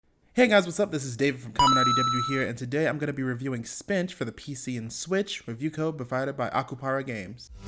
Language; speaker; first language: English; native; English